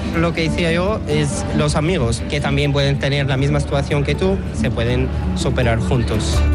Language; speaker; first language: Spanish; non-native, fluent; Arabic